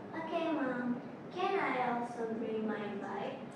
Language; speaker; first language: English; non-native, learner; Indonesian